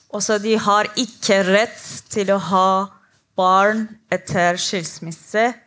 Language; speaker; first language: Norwegian; non-native, learner; Persian